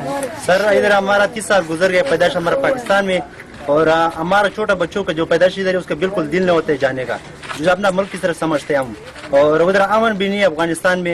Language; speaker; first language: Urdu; non-native, local second language; Pashto